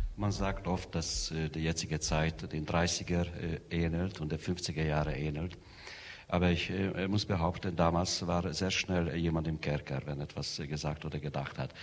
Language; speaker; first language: German; non-native, fluent; Hungarian